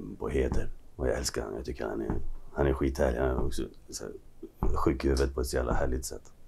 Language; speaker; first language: Swedish; early bilingual, other home language; Kurdish